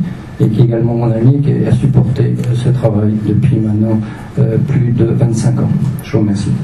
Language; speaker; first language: French; native; French